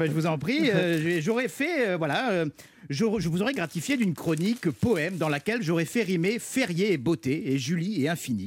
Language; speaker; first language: French; native; French